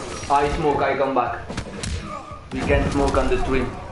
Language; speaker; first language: English; non-native, learner; French